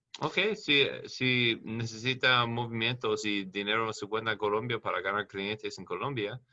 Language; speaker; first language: Spanish; non-native, learner; English